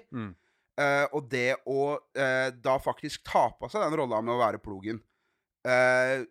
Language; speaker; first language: Norwegian; native; Norwegian